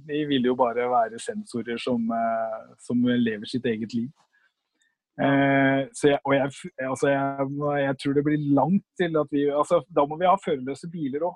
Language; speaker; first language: Norwegian; native; Norwegian